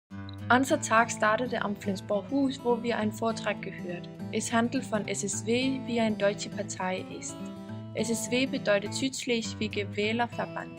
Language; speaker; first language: German; non-native, learner; Danish